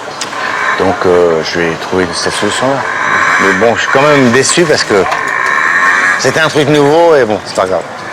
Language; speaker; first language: French; native; French